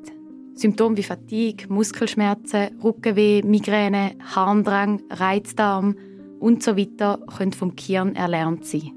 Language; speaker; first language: German; native; German